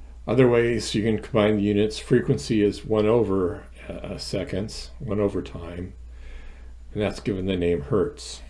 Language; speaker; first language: English; native; English